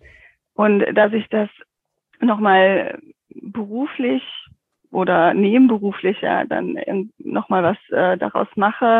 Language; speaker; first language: German; native; German